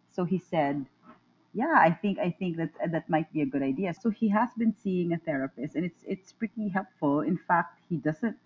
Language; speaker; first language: English; non-native, local second language; Filipino